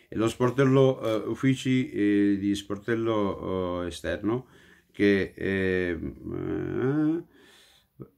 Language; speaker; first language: Italian; non-native, fluent; Urdu